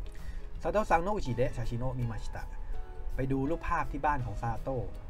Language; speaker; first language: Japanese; non-native, fluent; Thai